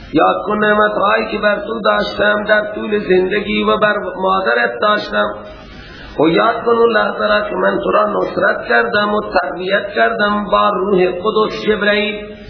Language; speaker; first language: Persian; non-native, local second language; Baluchi